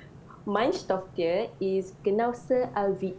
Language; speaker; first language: German; non-native, learner; Malay